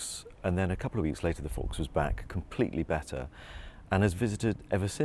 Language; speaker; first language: English; native; English